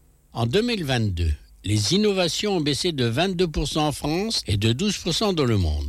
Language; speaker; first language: French; native; French